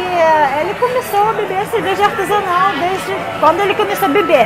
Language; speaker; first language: Portuguese; non-native, fluent; Russian